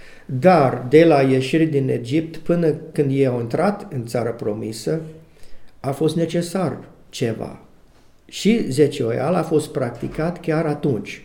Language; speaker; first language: Romanian; non-native, learner; English